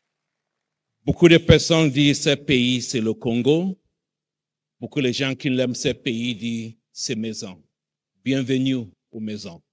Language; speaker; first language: French; non-native, learner; English